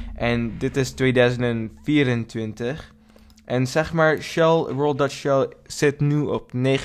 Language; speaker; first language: Dutch; non-native, learner; English